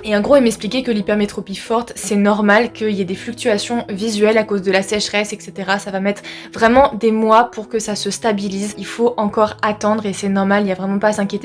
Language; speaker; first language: French; native; French